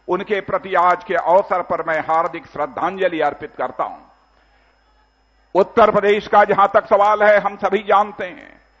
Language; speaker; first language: Hindi; native; Hindi